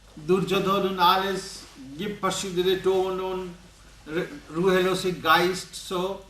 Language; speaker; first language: German; non-native, learner; Bangla